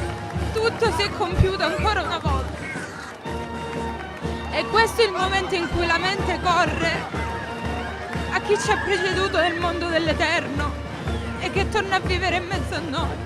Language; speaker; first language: Italian; native; Italian